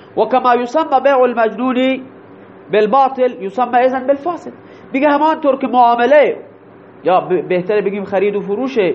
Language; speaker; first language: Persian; non-native, local second language; Baluchi